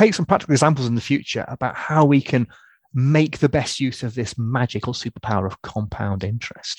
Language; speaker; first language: English; native; English